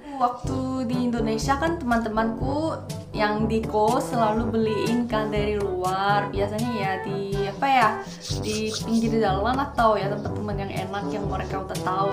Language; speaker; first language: Indonesian; non-native, fluent; Korean